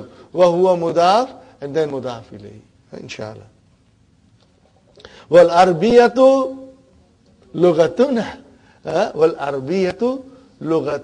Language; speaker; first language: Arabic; non-native, fluent; English